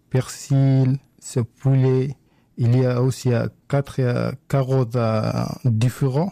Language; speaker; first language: French; non-native, learner; Arabic